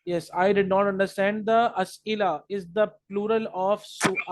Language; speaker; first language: English; non-native, fluent; Urdu